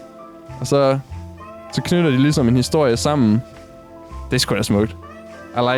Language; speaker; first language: Danish; native; Danish